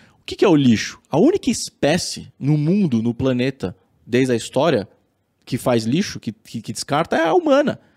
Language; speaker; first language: Portuguese; native; Portuguese